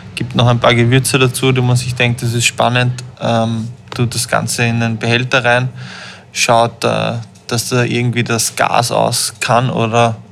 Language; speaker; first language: German; native; German